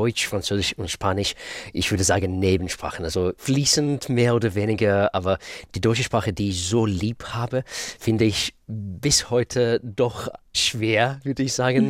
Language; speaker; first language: German; non-native, fluent; Russian